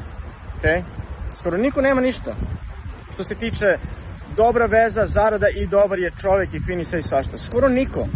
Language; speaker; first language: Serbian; early bilingual, heritage; Serbian